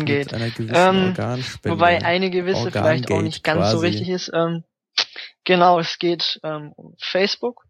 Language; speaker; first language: German; native; German